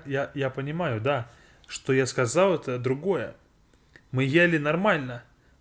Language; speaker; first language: Russian; non-native, fluent; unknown